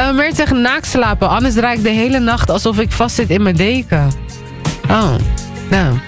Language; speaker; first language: Dutch; native; Dutch